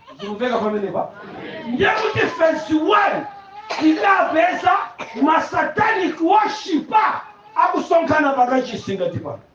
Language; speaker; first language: Nyanja; native; Nyanja